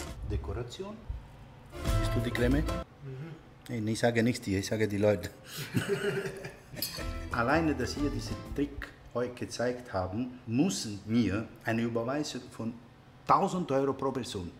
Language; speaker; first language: German; non-native, fluent; Italian